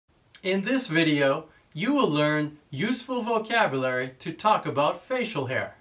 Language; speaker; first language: English; native; English